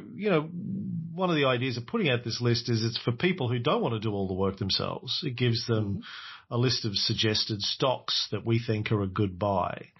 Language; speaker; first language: English; native; English